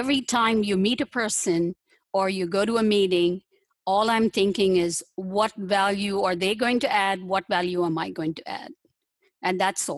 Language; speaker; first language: English; non-native, local second language; Tamil